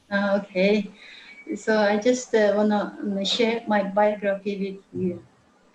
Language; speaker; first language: English; non-native, learner; Mongolian